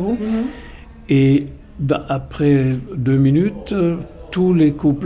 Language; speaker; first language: French; non-native, fluent; German